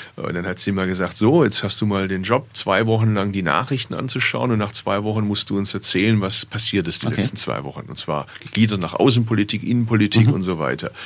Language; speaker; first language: German; early bilingual, other home language; Turkish